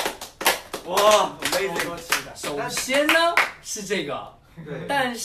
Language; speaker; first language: Chinese; native; Chinese